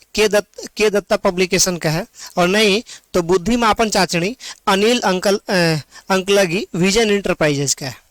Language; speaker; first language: Hindi; non-native, local second language; Marathi